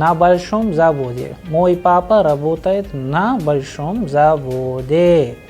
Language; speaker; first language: Russian; non-native, fluent; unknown